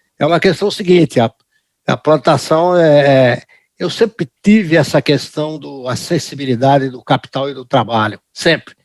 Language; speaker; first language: Portuguese; early bilingual, other home language; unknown